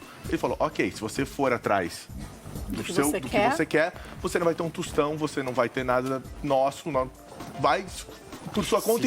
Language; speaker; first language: Portuguese; native; Portuguese